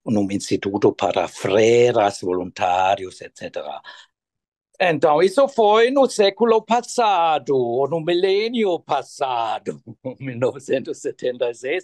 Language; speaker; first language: Portuguese; non-native, fluent; German